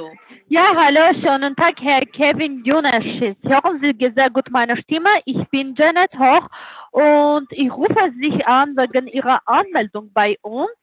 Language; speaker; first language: German; non-native, learner; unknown